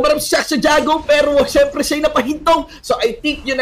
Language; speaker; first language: Filipino; native; Filipino